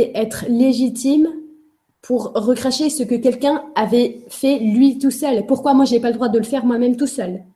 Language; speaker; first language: French; native; French